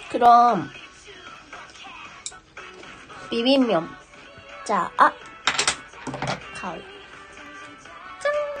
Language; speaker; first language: Korean; non-native, learner; Japanese